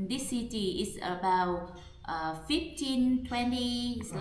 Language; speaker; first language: English; non-native, learner; Vietnamese